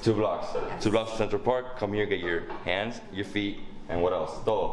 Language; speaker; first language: English; early bilingual, other home language; Spanish